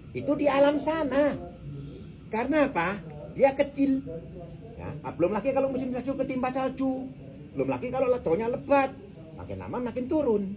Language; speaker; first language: Indonesian; native; Indonesian